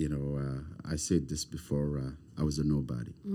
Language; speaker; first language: English; non-native, fluent; Somali